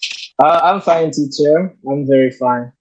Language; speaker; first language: English; non-native, learner; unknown